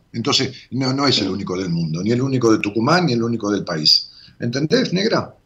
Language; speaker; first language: Spanish; native; Spanish